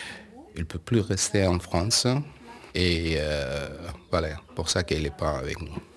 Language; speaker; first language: French; non-native, learner; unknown